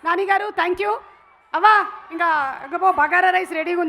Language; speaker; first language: Telugu; native; Telugu